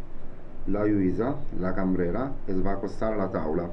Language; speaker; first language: Catalan; non-native, learner; Italian